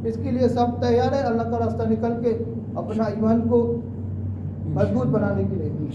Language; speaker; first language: Hindi; non-native, fluent; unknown